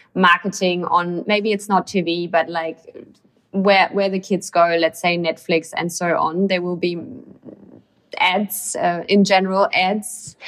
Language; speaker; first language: English; non-native, fluent; German